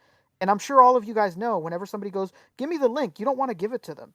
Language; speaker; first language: English; native; English